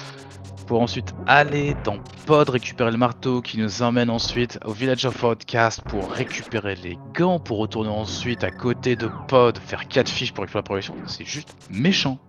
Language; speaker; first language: French; native; French